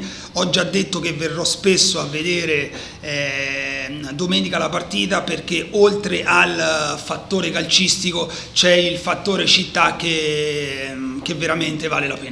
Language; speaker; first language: Italian; native; Italian